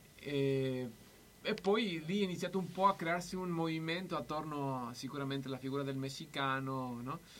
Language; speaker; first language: Italian; non-native, fluent; Spanish